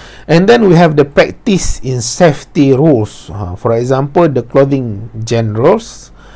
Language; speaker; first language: English; non-native, local second language; Malay